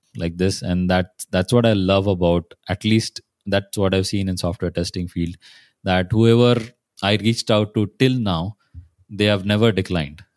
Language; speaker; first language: English; non-native, local second language; Marathi